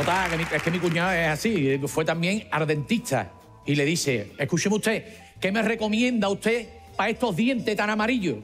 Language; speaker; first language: Spanish; native; Spanish